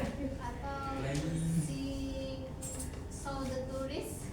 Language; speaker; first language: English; non-native, learner; Indonesian